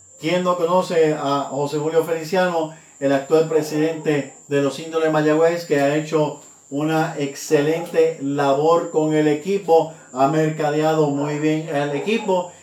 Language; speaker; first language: Spanish; native; Spanish